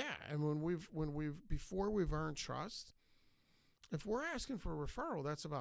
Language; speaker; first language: English; native; English